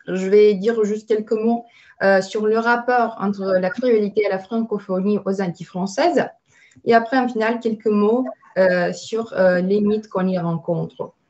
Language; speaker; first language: French; non-native, fluent; Romanian